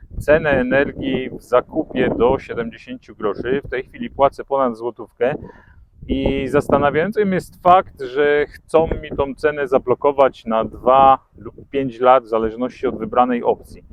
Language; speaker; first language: Polish; native; Polish